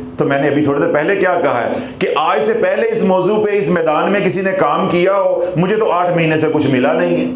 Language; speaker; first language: Urdu; non-native, local second language; Punjabi